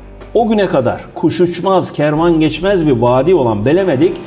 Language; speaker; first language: Turkish; native; Turkish